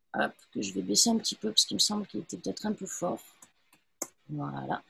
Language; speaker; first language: French; native; French